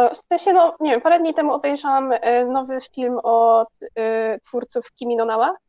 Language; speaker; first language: Polish; early bilingual, other home language; Japanese